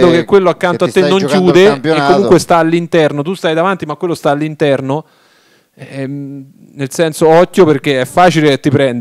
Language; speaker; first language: Italian; native; Italian